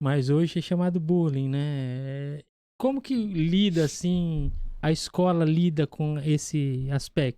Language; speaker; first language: Portuguese; native; Portuguese